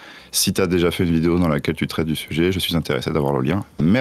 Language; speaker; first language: French; native; French